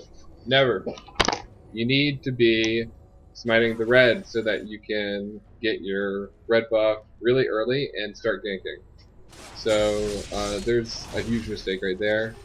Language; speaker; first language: English; native; English